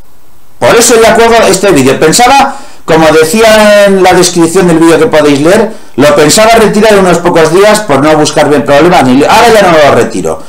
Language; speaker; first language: Spanish; native; Spanish